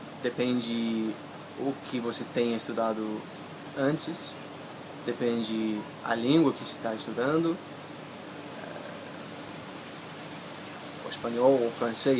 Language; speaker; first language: Portuguese; non-native, fluent; English